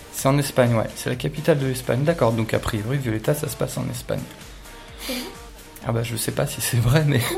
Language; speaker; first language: French; native; French